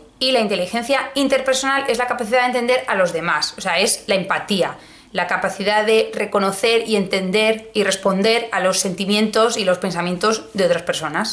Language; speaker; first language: Spanish; native; Spanish